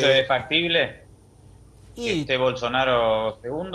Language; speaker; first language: Spanish; native; Spanish